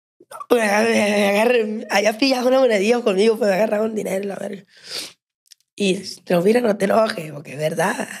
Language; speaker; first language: Spanish; native; Spanish